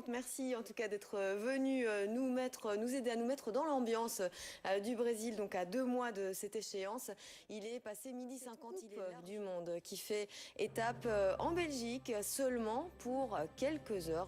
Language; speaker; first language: French; native; French